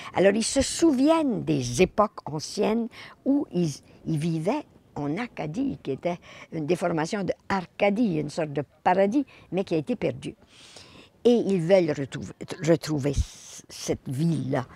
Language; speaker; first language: French; native; French